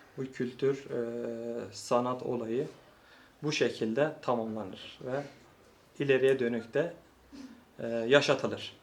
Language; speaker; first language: Turkish; non-native, local second language; Kurdish